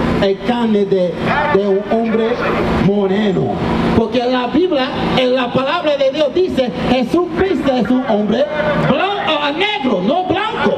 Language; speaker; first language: Spanish; non-native, learner; English